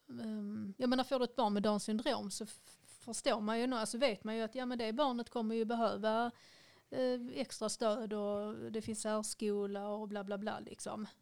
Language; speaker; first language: Swedish; native; Swedish